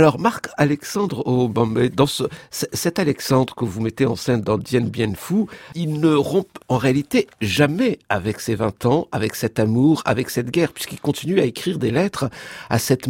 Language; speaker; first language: French; native; French